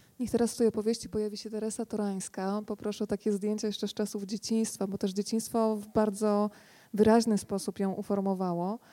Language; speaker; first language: Polish; native; Polish